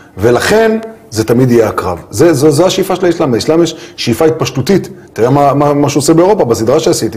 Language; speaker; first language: Hebrew; native; Hebrew